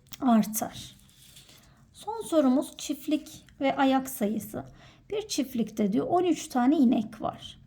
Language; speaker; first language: Turkish; native; Turkish